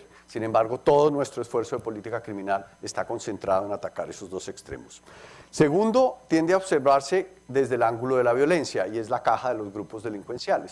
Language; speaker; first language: Spanish; native; Spanish